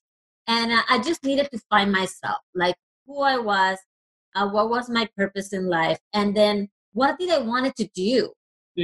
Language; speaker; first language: English; non-native, fluent; Spanish